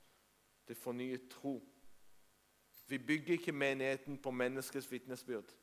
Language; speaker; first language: Norwegian; non-native, fluent; Hebrew